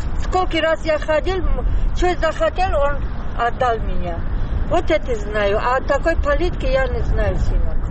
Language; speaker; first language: Russian; non-native, learner; Tajik